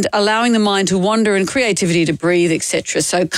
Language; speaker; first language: English; native; English